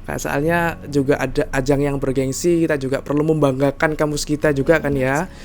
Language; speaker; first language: Indonesian; native; Indonesian